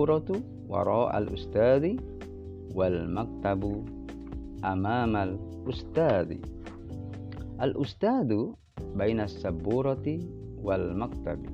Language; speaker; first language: Arabic; non-native, fluent; Indonesian